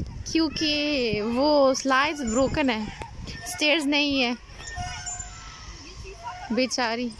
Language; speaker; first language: Hindi; non-native, learner; Arabic